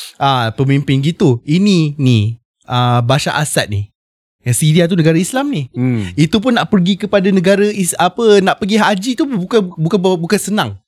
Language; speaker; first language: Malay; native; Malay